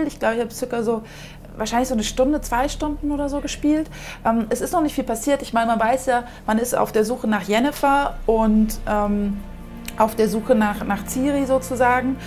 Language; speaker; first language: German; native; German